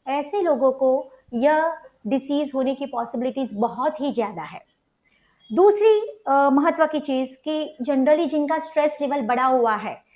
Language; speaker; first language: Hindi; non-native, local second language; Gujarati